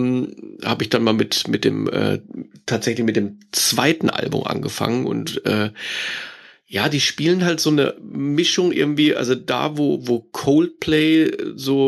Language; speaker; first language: German; native; German